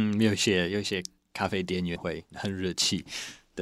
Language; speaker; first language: Chinese; non-native, fluent; English